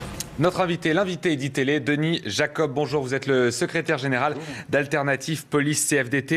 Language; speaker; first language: French; native; French